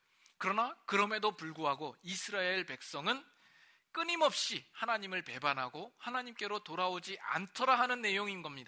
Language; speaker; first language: Korean; native; Korean